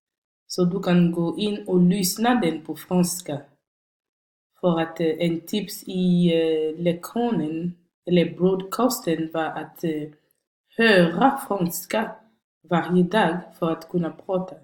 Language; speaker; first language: Swedish; non-native, fluent; French